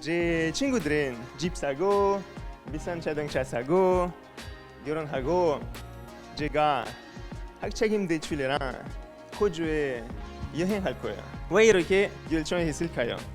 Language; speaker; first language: Korean; non-native, learner; French